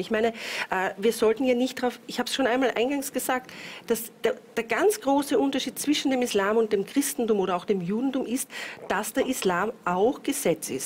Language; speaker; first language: German; native; German